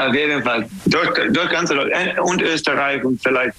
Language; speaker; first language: German; non-native, fluent; English